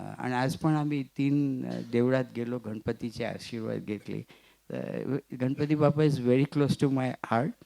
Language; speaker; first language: Marathi; non-native, local second language; Gujarati